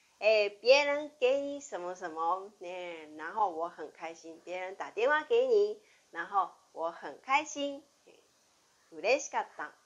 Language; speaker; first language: Chinese; non-native, fluent; Japanese